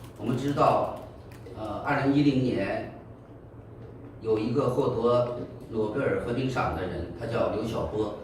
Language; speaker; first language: Chinese; native; Chinese